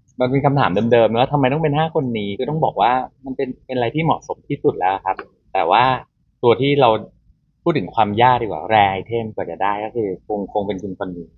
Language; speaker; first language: Thai; native; Thai